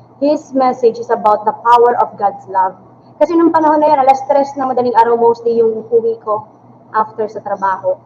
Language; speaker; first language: Filipino; native; Filipino